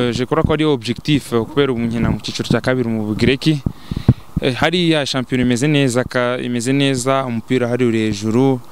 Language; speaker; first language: Kinyarwanda; early bilingual, heritage; Kinyarwanda